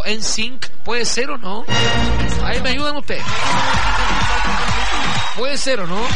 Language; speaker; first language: Spanish; native; Spanish